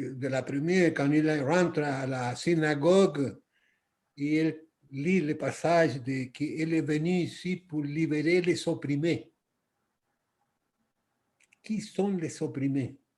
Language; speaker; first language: French; non-native, fluent; Spanish